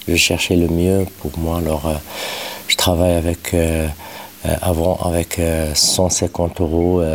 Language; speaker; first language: French; non-native, local second language; Arabic